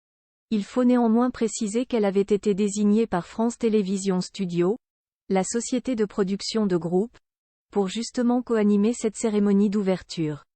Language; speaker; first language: French; native; French